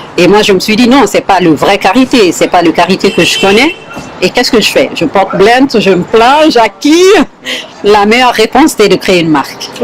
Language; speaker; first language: French; non-native, local second language; Fula